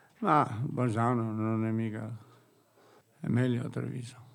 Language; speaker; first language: Italian; non-native, learner; Albanian